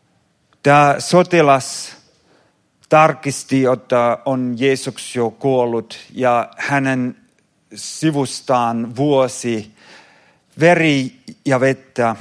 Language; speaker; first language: Finnish; non-native, fluent; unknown